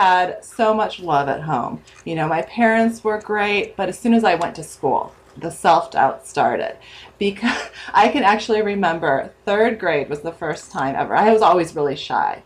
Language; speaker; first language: English; native; English